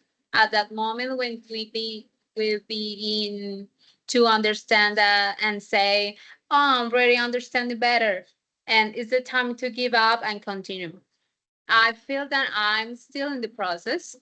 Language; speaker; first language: English; non-native, fluent; Spanish